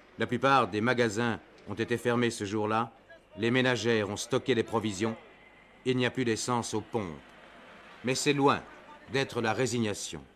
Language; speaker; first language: French; native; French